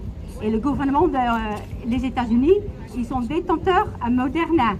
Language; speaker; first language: French; non-native, learner; Dutch